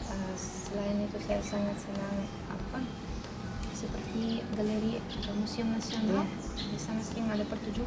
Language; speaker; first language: Indonesian; non-native, fluent; Russian